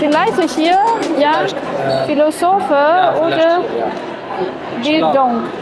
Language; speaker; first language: German; non-native, learner; Chinese